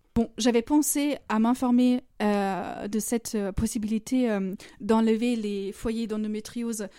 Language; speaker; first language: French; non-native, fluent; German